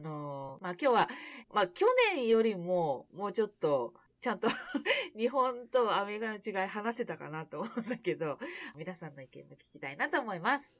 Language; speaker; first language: Japanese; early bilingual, heritage; Japanese